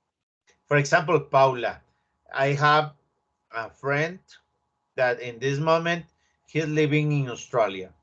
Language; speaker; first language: English; non-native, learner; Spanish